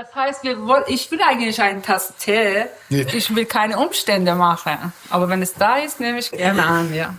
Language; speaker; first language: German; non-native, fluent; Persian